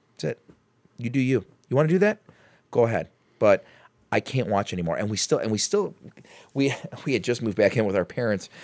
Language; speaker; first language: English; native; English